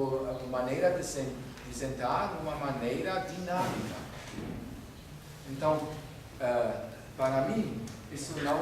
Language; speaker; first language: Portuguese; non-native, fluent; German